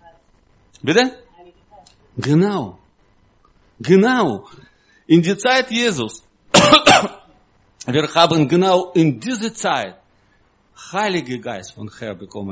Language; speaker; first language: German; non-native, learner; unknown